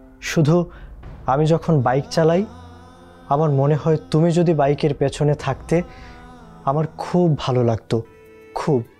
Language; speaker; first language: Bangla; native; Bangla